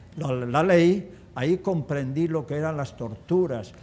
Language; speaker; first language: Spanish; native; Spanish